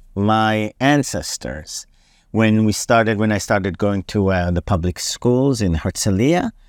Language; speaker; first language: English; non-native, fluent; Hebrew